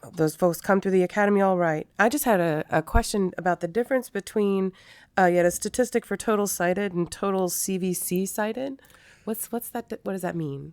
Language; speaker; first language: English; native; English